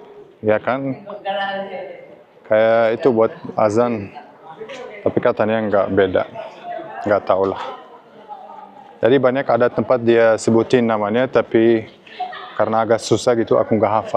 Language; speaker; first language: Indonesian; non-native, fluent; Arabic